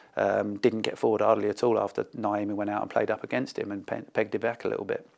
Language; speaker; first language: English; native; English